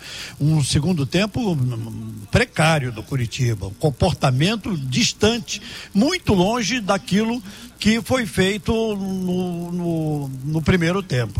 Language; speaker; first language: Portuguese; native; Portuguese